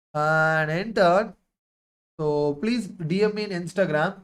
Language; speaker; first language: English; non-native, local second language; Tamil